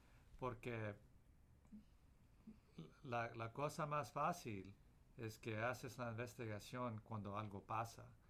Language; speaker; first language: Spanish; early bilingual, heritage; Spanish